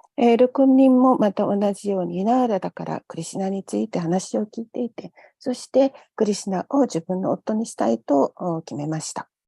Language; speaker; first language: Japanese; native; Japanese